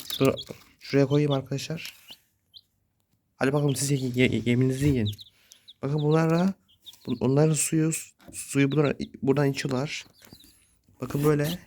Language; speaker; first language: Turkish; native; Turkish